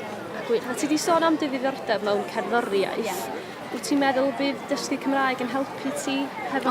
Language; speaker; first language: Welsh; native; Welsh